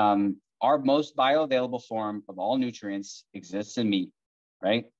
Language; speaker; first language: English; native; English